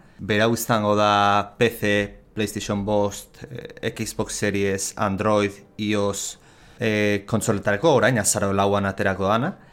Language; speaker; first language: Basque; native; Basque